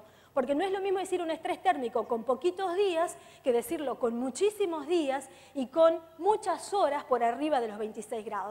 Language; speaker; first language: Spanish; native; Spanish